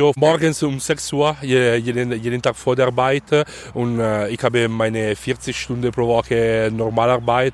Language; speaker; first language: German; non-native, learner; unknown